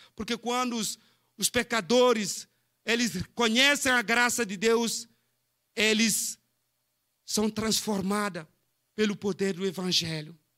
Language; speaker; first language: Portuguese; non-native, fluent; Fula